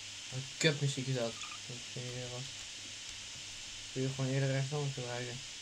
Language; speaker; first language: Dutch; native; Dutch